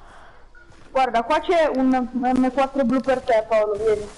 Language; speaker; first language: Italian; native; Italian